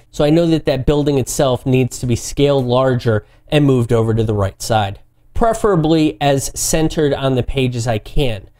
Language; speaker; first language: English; native; English